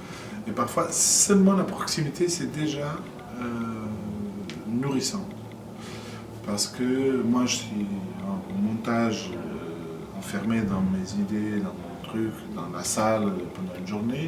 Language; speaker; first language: French; non-native, fluent; Portuguese